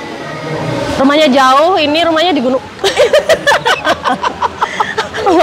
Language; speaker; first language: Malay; non-native, local second language; Javanese